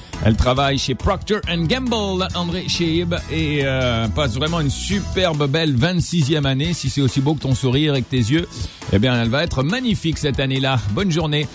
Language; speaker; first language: French; non-native, local second language; Arabic